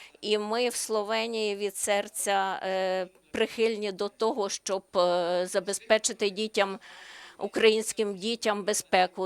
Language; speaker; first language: Ukrainian; non-native, learner; Slovenian